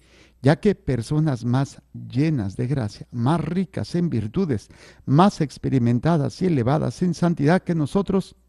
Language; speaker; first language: Spanish; native; Spanish